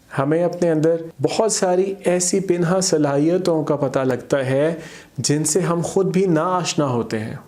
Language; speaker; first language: Urdu; native; Urdu